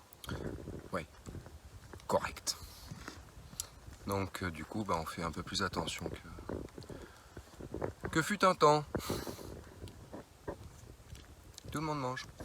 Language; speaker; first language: French; native; French